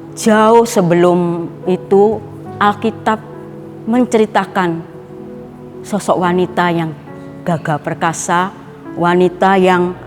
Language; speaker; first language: Indonesian; native; Indonesian